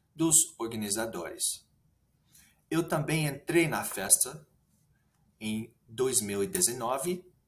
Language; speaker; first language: Portuguese; non-native, fluent; English